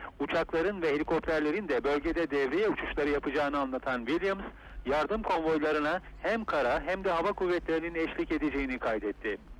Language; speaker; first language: Turkish; native; Turkish